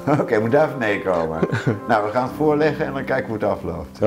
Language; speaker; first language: Dutch; native; Dutch